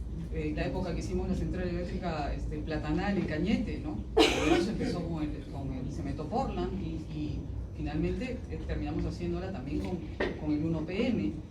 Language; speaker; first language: Spanish; native; Spanish